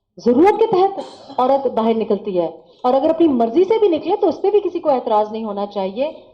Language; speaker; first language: Urdu; non-native, local second language; Pashto